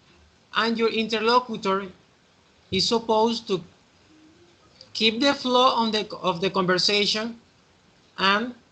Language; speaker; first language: English; non-native, fluent; Spanish